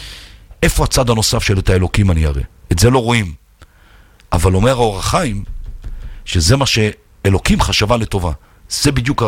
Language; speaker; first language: Hebrew; native; Hebrew